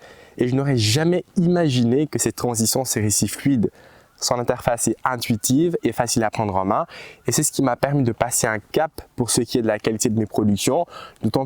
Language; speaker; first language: French; native; French